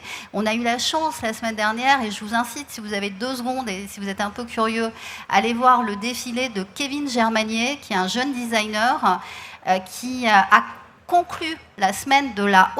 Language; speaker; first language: French; native; French